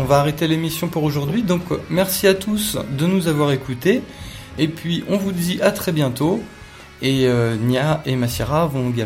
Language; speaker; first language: French; native; French